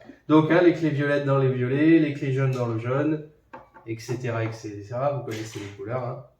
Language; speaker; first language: French; native; French